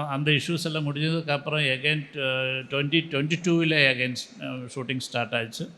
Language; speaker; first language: Tamil; non-native, local second language; Malayalam